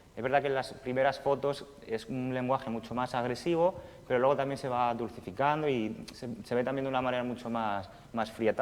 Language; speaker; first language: Spanish; early bilingual, other home language; Romanian